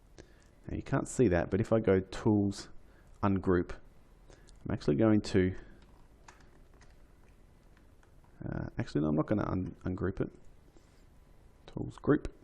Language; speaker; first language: English; native; English